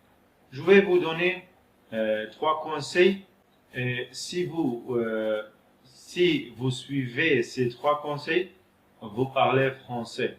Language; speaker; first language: French; non-native, fluent; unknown